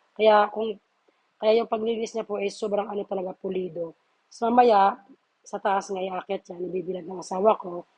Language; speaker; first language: Filipino; non-native, local second language; Waray